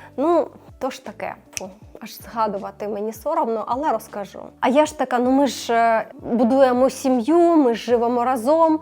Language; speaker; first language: Ukrainian; non-native, local second language; Russian